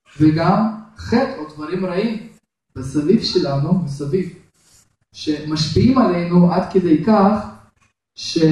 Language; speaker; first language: Hebrew; non-native, fluent; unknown